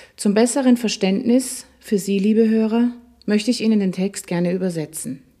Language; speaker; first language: German; native; German